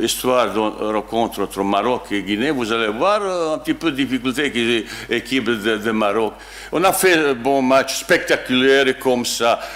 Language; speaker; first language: French; non-native, learner; Bosnian